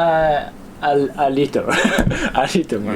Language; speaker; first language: English; non-native, learner; Japanese